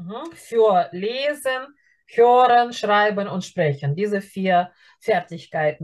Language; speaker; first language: German; non-native, fluent; Russian